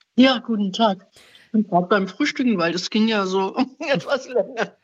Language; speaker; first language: German; non-native, fluent; Persian